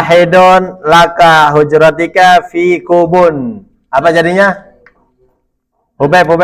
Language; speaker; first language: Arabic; non-native, fluent; Indonesian